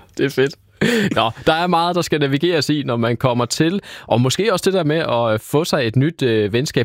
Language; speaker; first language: Danish; native; Danish